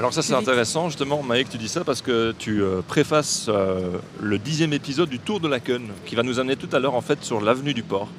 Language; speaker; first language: French; native; French